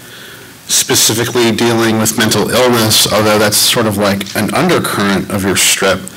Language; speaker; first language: English; native; English